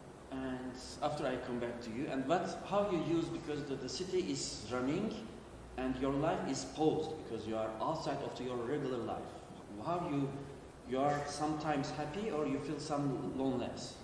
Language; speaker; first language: English; non-native, learner; Turkish